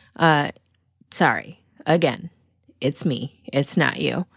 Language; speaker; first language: English; native; English